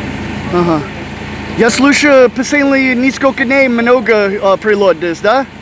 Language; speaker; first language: Russian; non-native, learner; English